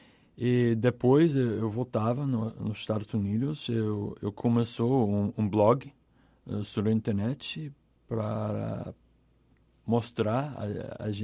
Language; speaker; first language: Portuguese; non-native, learner; English